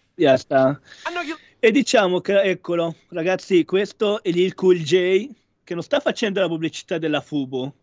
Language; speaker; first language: Italian; non-native, fluent; Arabic